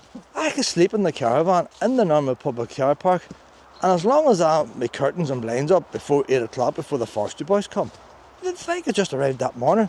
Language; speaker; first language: English; native; English